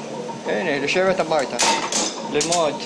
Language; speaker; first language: Hebrew; non-native, fluent; Arabic